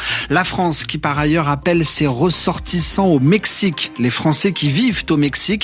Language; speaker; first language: French; native; French